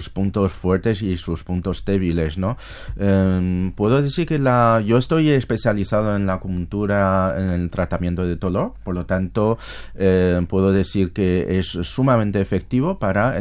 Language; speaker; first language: Spanish; non-native, fluent; Chinese